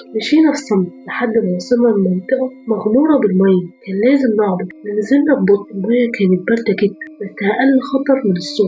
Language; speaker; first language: Arabic; native; Arabic